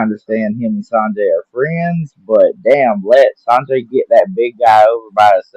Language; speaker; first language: English; native; English